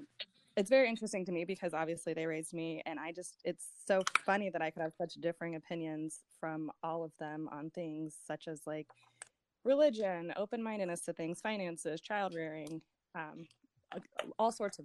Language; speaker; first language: English; native; English